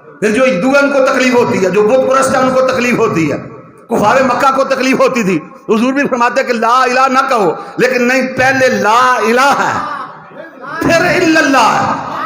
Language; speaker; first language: Urdu; non-native, local second language; Punjabi